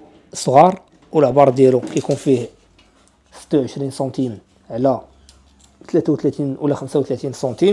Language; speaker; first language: Arabic; native; Arabic